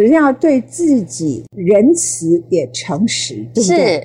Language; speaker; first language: Chinese; native; Chinese